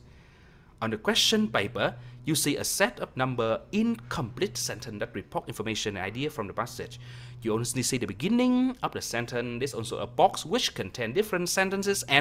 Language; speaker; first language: English; non-native, fluent; Vietnamese